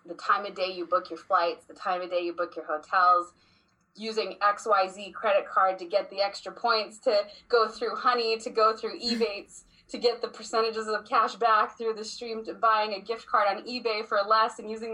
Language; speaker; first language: English; native; English